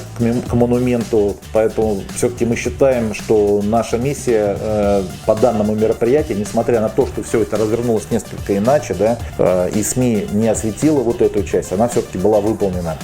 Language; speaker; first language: Russian; native; Russian